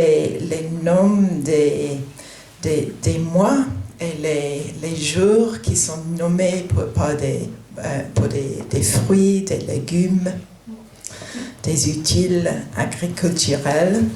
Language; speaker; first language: French; non-native, fluent; English